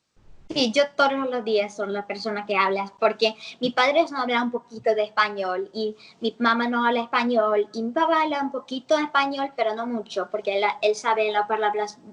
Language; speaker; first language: Spanish; non-native, learner; English